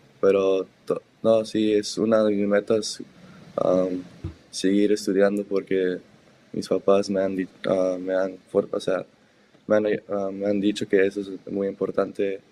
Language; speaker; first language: Spanish; early bilingual, heritage; Spanish